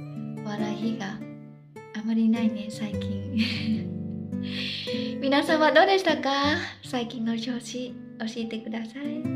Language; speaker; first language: Japanese; non-native, learner; Khmer